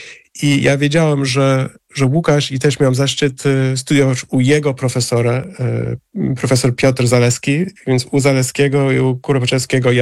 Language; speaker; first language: Polish; non-native, fluent; English